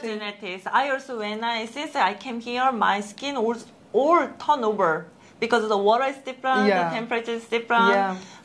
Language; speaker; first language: English; non-native, learner; Korean